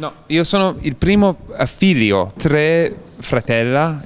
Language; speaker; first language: Italian; non-native, learner; English